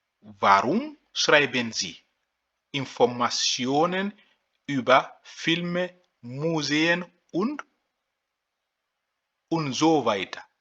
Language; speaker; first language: German; non-native, fluent; French